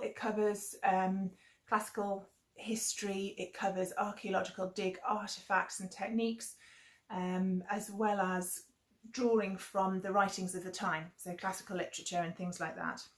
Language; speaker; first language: English; native; English